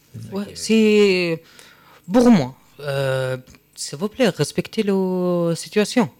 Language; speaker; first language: French; non-native, learner; Arabic